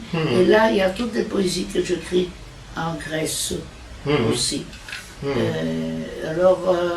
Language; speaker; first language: French; non-native, fluent; Italian